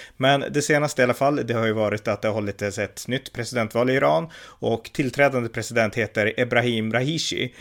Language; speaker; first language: Swedish; native; Swedish